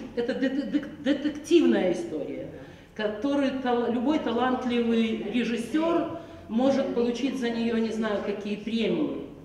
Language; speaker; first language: Russian; native; Russian